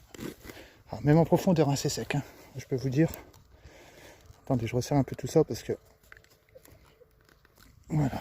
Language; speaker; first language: French; native; French